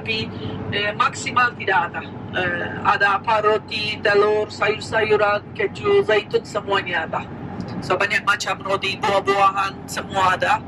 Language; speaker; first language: Indonesian; non-native, fluent; Turkish